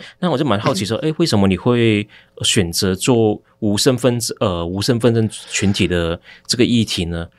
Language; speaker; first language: Chinese; native; Chinese